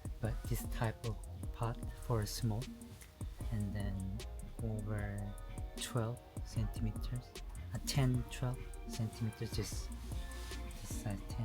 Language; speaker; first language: English; non-native, learner; Korean